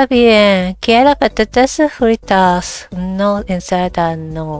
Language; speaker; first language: Spanish; non-native, learner; Japanese